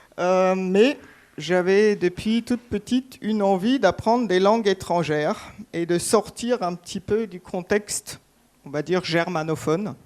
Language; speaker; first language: French; non-native, fluent; German